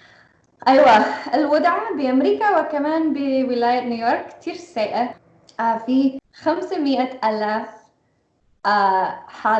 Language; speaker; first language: Arabic; non-native, fluent; English